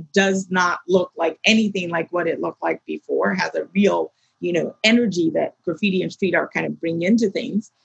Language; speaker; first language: English; native; English